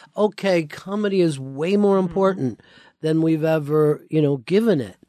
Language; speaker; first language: English; native; English